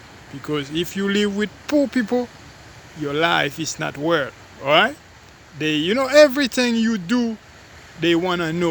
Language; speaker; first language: English; non-native, learner; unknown